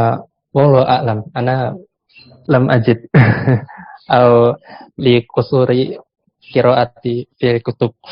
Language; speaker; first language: Arabic; non-native, fluent; Indonesian